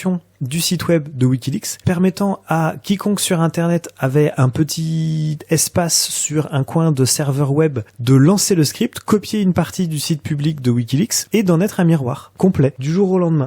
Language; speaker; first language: French; native; French